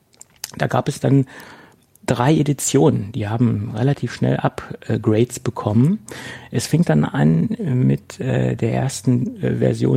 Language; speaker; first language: German; native; German